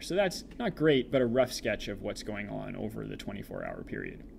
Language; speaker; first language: English; native; English